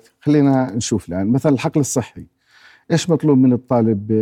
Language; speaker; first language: Arabic; native; Arabic